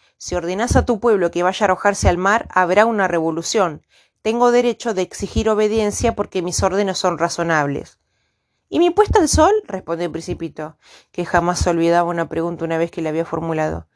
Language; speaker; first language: Spanish; native; Spanish